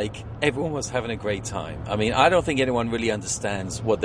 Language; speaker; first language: English; native; English